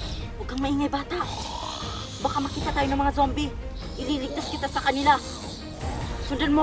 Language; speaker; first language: Filipino; native; Filipino